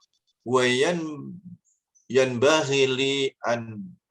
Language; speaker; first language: Arabic; non-native, learner; Indonesian